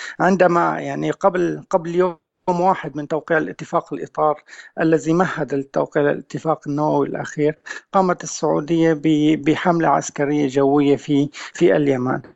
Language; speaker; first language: Arabic; native; Arabic